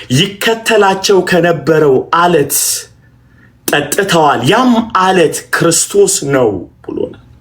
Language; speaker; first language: Amharic; native; Amharic